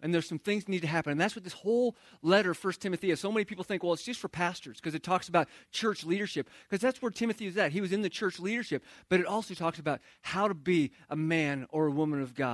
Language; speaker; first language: English; native; English